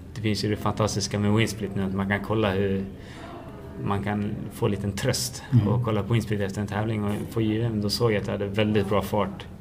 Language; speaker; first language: Swedish; native; Swedish